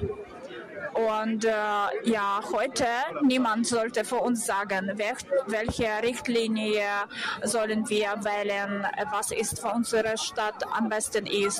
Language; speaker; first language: German; non-native, fluent; Ukrainian